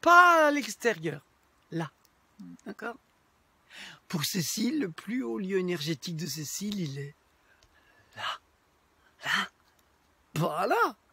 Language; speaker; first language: French; native; French